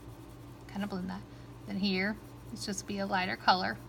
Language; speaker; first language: English; native; English